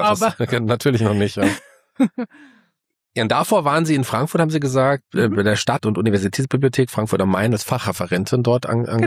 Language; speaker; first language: German; native; German